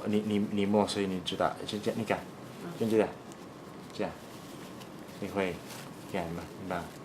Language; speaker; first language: Chinese; non-native, fluent; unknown